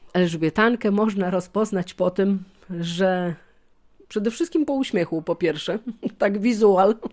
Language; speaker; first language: Polish; native; Polish